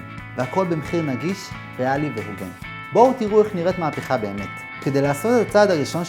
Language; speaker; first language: Hebrew; native; Hebrew